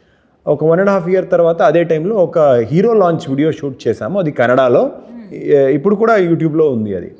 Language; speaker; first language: Telugu; non-native, learner; Kannada